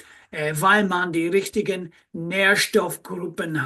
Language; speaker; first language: German; non-native, fluent; English